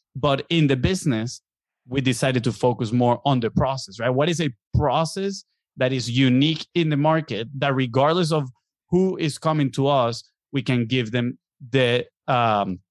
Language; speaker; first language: English; non-native, fluent; Spanish